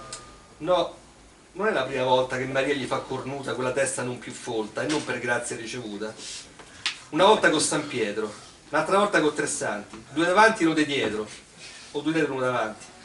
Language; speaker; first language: Italian; native; Italian